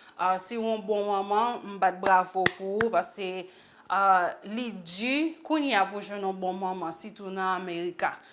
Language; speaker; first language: Haitian Creole; native; Haitian Creole